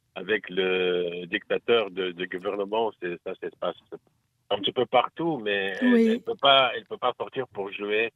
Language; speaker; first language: French; non-native, fluent; English